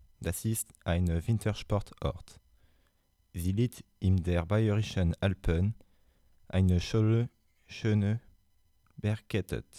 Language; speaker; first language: German; non-native, learner; French